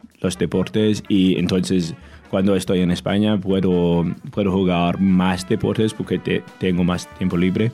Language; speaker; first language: Spanish; non-native, learner; English